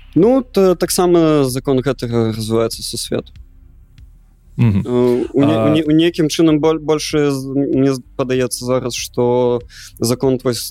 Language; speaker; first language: Belarusian; non-native, local second language; Russian